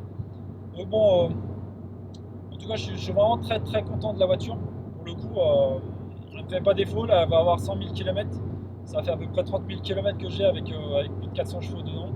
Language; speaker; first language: French; native; French